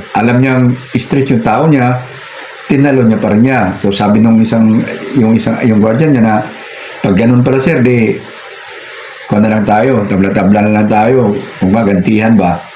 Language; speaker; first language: Filipino; native; Filipino